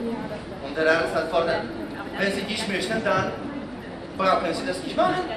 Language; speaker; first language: German; non-native, fluent; Polish